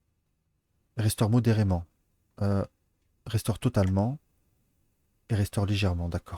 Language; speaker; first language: French; native; French